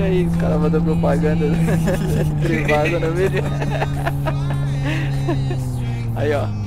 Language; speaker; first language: Portuguese; native; Portuguese